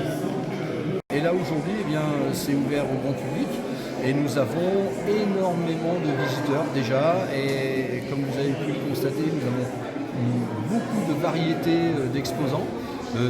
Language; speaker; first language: French; native; French